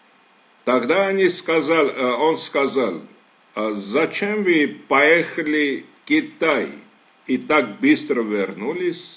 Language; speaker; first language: Russian; non-native, fluent; Armenian